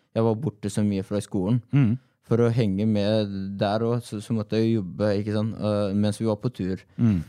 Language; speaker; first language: Norwegian; non-native, fluent; Persian